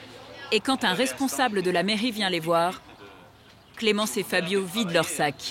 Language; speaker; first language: French; native; French